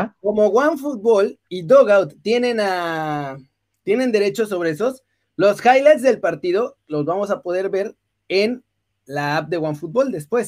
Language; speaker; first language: Spanish; native; Spanish